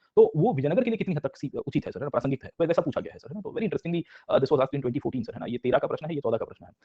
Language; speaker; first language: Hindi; non-native, local second language; Gujarati